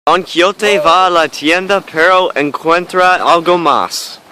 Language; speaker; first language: Spanish; non-native, learner; English